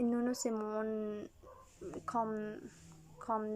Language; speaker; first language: French; non-native, learner; Spanish